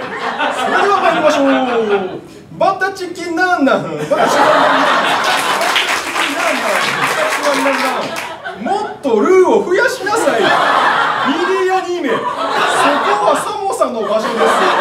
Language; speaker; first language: Japanese; native; Japanese